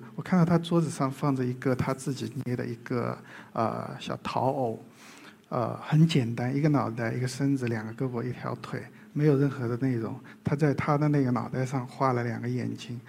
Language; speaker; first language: Chinese; native; Chinese